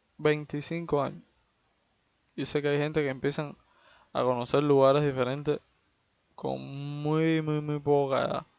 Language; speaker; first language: Spanish; native; Spanish